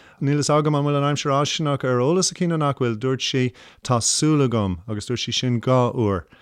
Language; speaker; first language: Irish; non-native, local second language; English